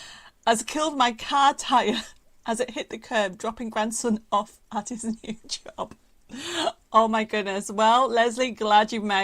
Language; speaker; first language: English; native; English